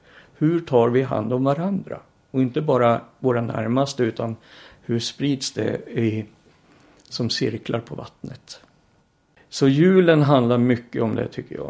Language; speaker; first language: Swedish; native; Swedish